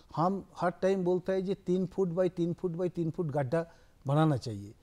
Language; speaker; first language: Hindi; non-native, local second language; Bangla